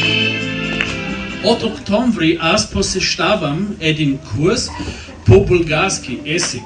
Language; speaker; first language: Bulgarian; non-native, learner; German